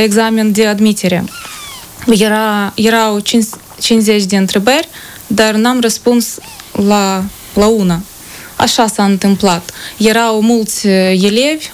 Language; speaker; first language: Romanian; non-native, fluent; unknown